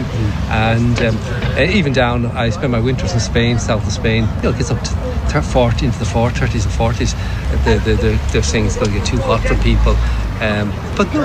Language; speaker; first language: English; native; English